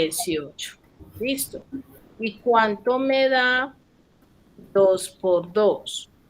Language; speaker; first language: Spanish; native; Spanish